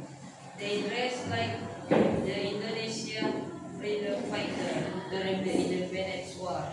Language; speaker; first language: English; non-native, learner; Indonesian